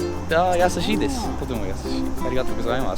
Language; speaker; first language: Japanese; non-native, learner; English